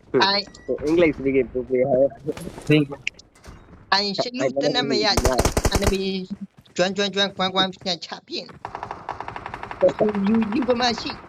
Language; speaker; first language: English; non-native, learner; Burmese